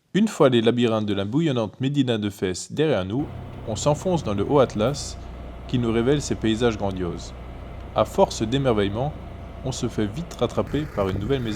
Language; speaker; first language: French; native; French